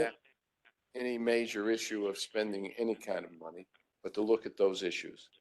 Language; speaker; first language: English; native; English